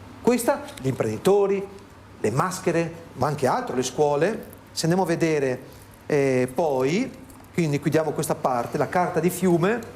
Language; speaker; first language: Italian; native; Italian